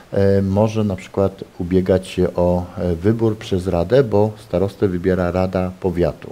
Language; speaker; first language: Polish; native; Polish